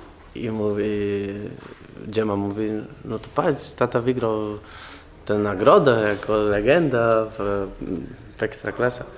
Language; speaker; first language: Polish; non-native, fluent; Spanish